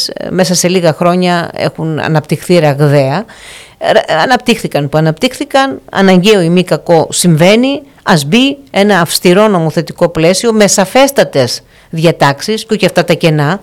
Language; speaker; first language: Greek; native; Greek